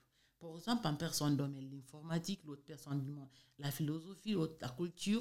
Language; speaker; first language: French; non-native, learner; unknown